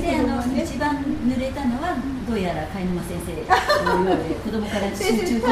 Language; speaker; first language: Japanese; native; Japanese